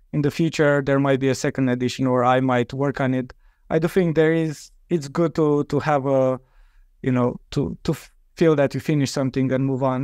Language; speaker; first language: English; non-native, fluent; Romanian